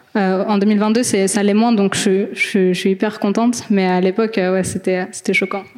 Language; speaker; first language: French; native; French